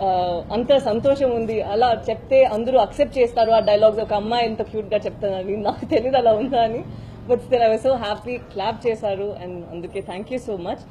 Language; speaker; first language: Telugu; non-native, fluent; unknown